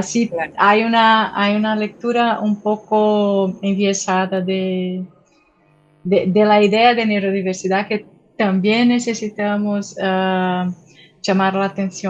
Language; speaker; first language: Spanish; non-native, fluent; Portuguese